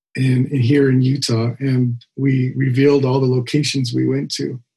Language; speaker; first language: English; native; English